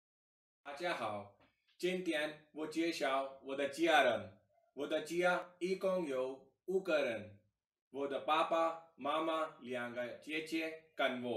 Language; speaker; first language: Chinese; non-native, learner; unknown